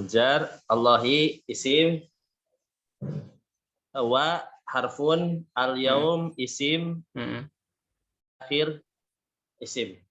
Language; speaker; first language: Arabic; non-native, learner; Indonesian